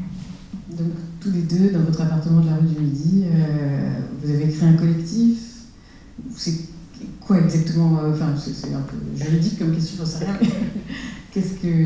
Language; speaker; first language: French; native; French